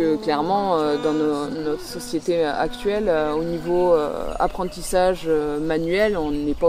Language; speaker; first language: French; native; French